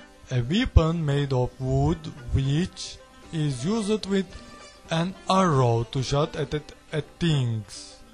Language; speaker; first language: English; non-native, learner; Turkish